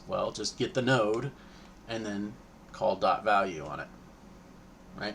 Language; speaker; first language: English; native; English